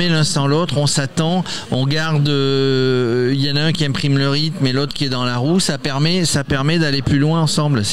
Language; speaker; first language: French; native; French